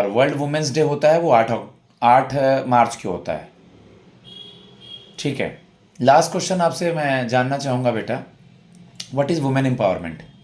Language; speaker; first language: Hindi; native; Hindi